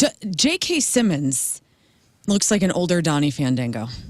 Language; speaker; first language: English; native; English